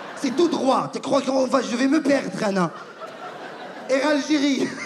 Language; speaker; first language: French; non-native, local second language; Arabic